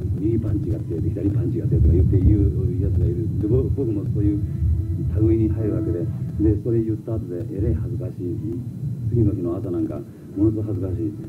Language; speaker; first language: Japanese; native; Japanese